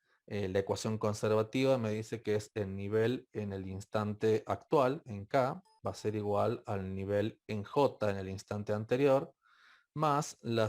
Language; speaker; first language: Spanish; native; Spanish